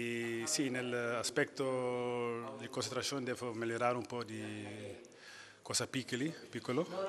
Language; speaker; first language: Italian; non-native, learner; Dutch